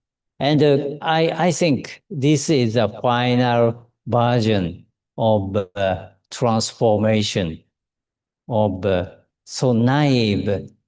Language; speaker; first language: English; non-native, learner; Japanese